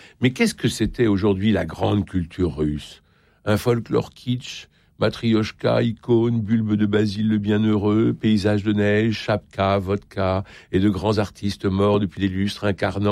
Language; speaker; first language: French; native; French